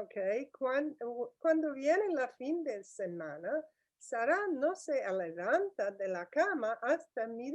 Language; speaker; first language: Spanish; non-native, learner; English